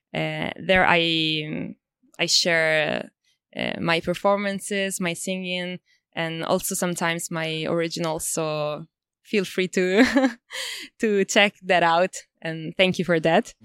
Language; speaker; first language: English; non-native, fluent; Italian